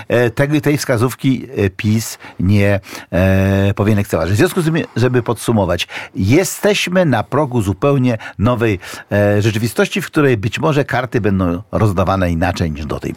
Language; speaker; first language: Polish; native; Polish